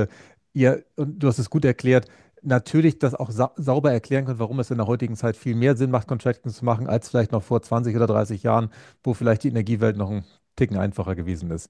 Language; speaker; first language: German; native; German